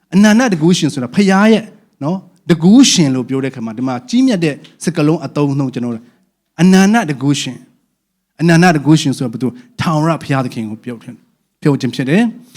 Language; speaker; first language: Burmese; non-native, local second language; Hakha Chin